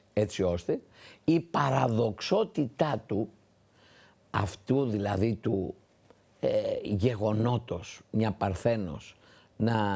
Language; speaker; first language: Greek; native; Greek